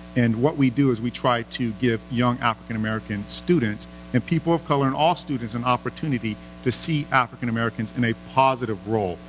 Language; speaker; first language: English; native; English